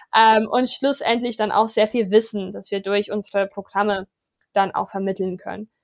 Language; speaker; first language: German; non-native, fluent; English